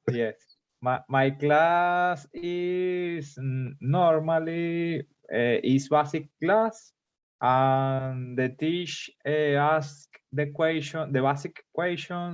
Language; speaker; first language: English; non-native, learner; Spanish